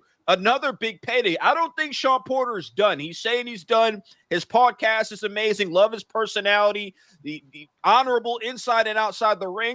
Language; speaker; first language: English; native; English